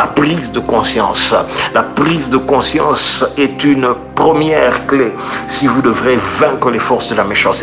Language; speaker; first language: French; native; French